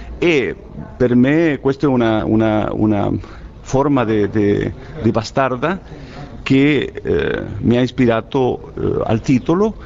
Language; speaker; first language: Italian; early bilingual, heritage; Spanish